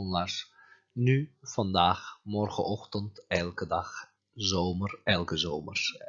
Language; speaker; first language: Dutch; non-native, fluent; Turkish